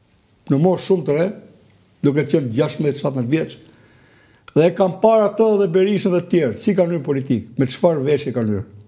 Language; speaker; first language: Albanian; native; Albanian